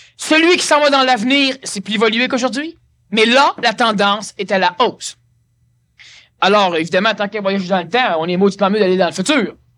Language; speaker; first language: French; native; French